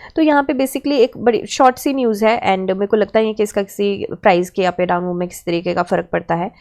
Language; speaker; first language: Hindi; native; Hindi